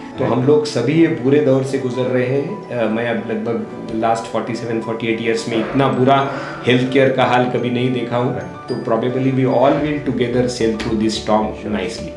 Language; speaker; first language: Hindi; non-native, local second language; Marathi